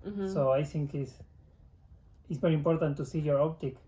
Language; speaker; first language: English; non-native, learner; Spanish